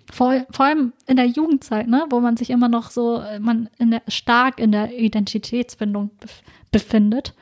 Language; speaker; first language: German; early bilingual, other home language; Vietnamese